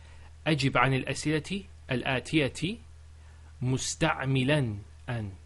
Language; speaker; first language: Arabic; non-native, learner; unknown